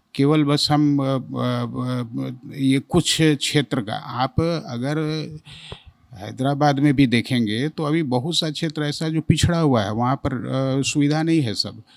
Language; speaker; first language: Hindi; native; Hindi